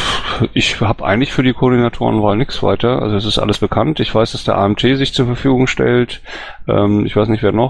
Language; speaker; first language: German; native; German